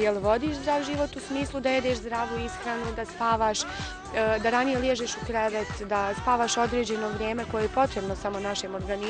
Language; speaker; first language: Bosnian; native; Bosnian